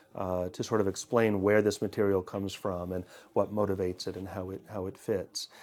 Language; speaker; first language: English; native; English